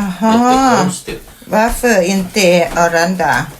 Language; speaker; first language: Swedish; non-native, learner; Thai